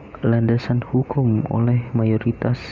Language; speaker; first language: Indonesian; native; Indonesian